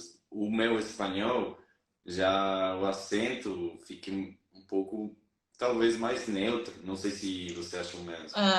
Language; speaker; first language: Portuguese; non-native, fluent; Spanish